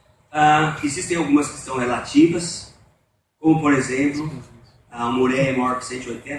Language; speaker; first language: Portuguese; native; Portuguese